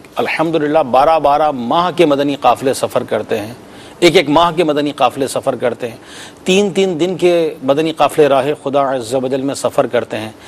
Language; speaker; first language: Urdu; native; Urdu